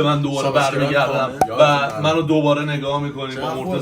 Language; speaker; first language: Persian; native; Persian